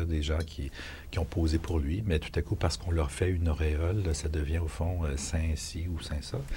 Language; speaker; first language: French; native; French